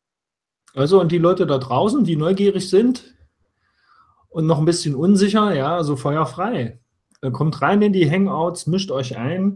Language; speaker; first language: German; native; German